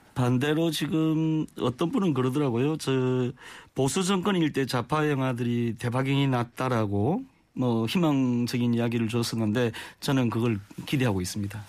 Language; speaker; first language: Korean; native; Korean